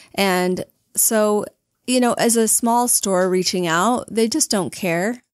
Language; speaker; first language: English; native; English